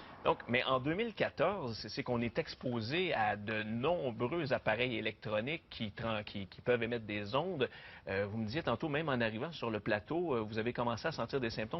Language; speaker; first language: French; native; French